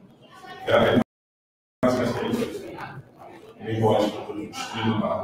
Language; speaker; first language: Portuguese; native; Portuguese